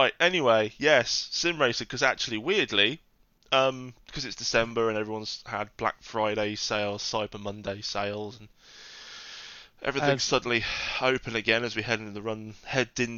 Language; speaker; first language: English; native; English